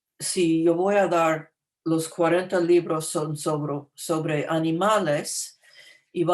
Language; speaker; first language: Spanish; non-native, fluent; English